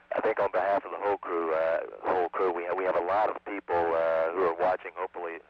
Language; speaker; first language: English; native; English